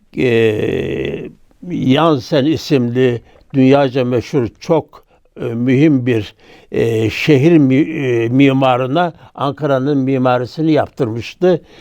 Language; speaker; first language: Turkish; native; Turkish